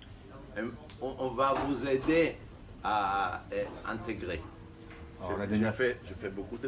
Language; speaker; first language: French; non-native, fluent; Hebrew